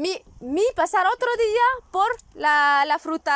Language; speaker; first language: Spanish; non-native, learner; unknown